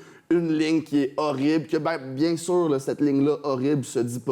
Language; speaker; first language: French; native; French